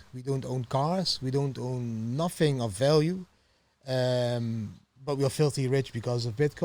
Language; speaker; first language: English; non-native, fluent; Dutch